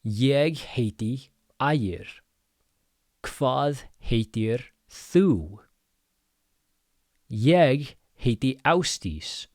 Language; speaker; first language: Icelandic; non-native, fluent; English